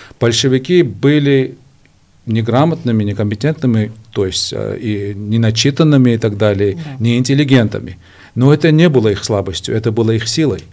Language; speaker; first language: Russian; non-native, local second language; Georgian